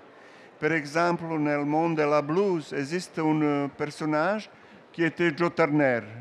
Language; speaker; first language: French; non-native, learner; Serbian